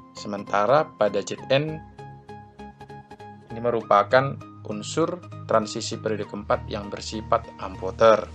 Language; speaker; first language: Indonesian; native; Indonesian